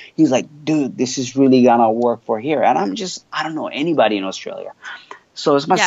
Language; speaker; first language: English; non-native, fluent; French